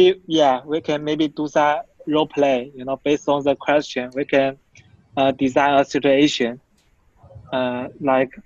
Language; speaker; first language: English; non-native, fluent; Chinese